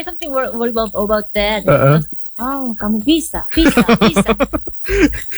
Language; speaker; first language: English; non-native, learner; Korean